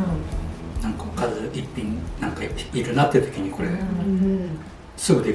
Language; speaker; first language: Japanese; native; Japanese